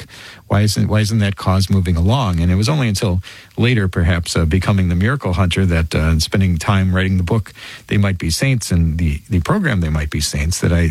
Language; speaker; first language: English; native; English